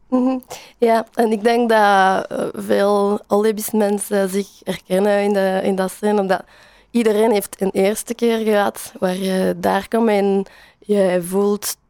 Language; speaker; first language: Dutch; non-native, learner; French